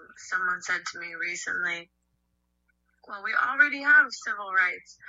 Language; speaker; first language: English; native; English